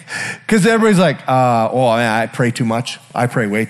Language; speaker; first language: English; native; English